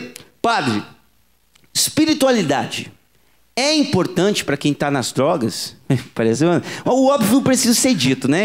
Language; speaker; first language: Portuguese; native; Portuguese